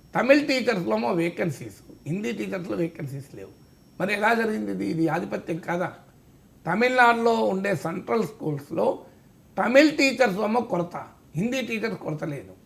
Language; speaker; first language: Telugu; native; Telugu